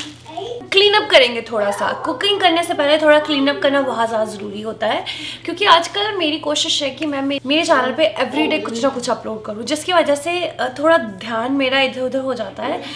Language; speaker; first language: Hindi; native; Hindi